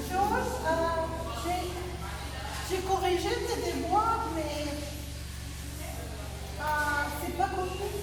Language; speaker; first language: French; non-native, fluent; Spanish